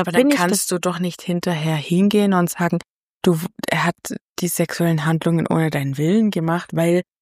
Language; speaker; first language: German; native; German